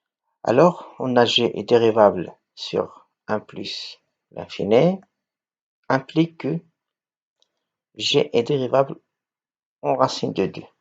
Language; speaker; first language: French; non-native, local second language; Arabic